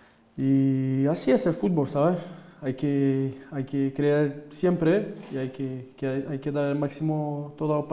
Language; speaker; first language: Spanish; non-native, fluent; French